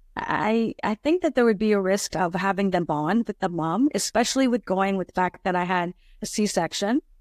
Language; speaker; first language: English; native; English